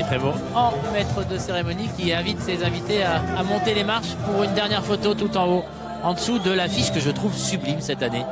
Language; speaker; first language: French; native; French